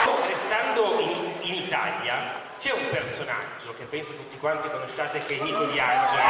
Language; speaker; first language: Italian; native; Italian